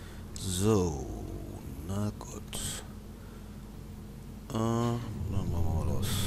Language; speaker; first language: German; native; German